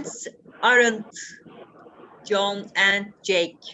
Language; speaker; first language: English; non-native, learner; Turkish